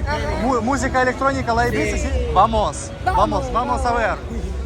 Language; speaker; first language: Spanish; non-native, learner; Russian